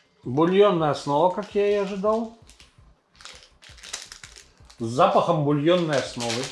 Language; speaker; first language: Russian; native; Russian